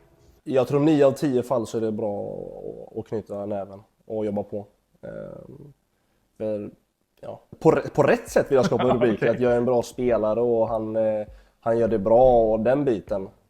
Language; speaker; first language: Swedish; native; Swedish